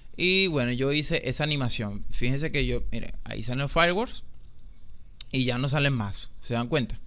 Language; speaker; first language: Spanish; native; Spanish